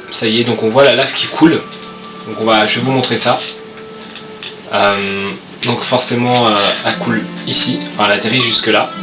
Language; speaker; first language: French; native; French